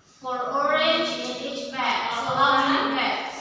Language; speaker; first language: English; non-native, local second language; Indonesian